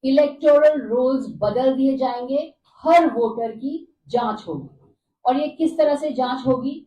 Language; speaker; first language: Hindi; non-native, local second language; Bangla